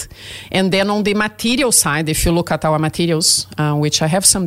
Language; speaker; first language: English; non-native, fluent; Portuguese